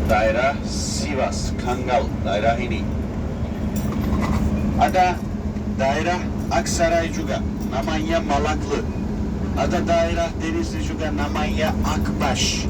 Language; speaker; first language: Indonesian; non-native, fluent; Turkish